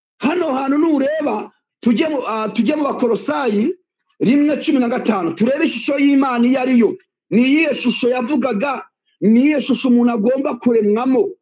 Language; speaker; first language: Kinyarwanda; native; Kinyarwanda